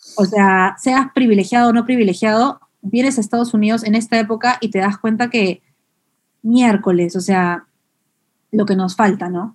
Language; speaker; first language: Spanish; native; Spanish